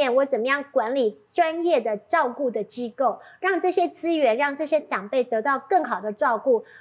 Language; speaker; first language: Chinese; native; Chinese